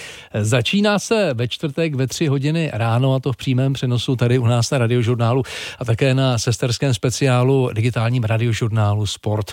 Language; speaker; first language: Czech; native; Czech